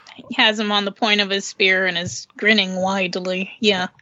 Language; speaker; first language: English; native; English